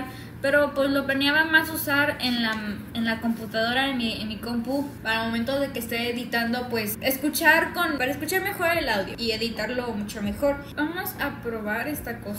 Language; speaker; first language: Spanish; native; Spanish